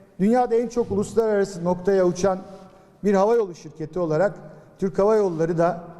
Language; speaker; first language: Turkish; native; Turkish